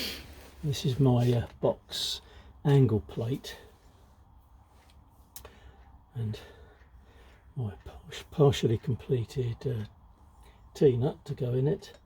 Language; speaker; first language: English; native; English